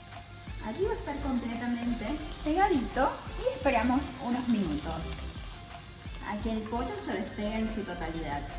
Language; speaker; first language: Spanish; native; Spanish